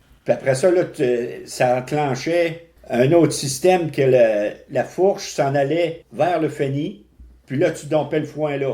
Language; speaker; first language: French; native; French